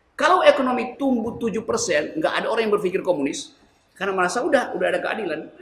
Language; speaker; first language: Indonesian; native; Indonesian